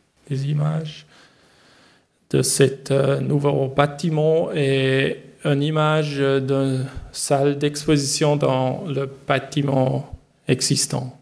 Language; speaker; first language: French; non-native, learner; German